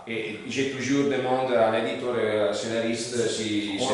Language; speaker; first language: French; non-native, learner; Italian